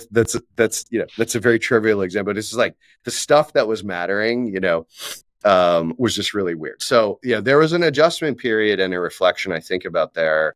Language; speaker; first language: English; native; English